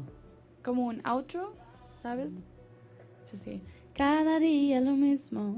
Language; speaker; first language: Spanish; non-native, learner; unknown